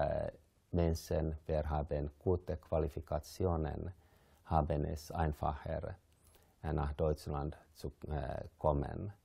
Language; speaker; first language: German; non-native, fluent; Finnish